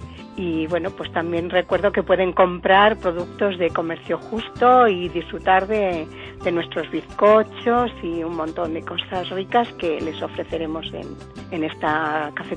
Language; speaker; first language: Spanish; native; Spanish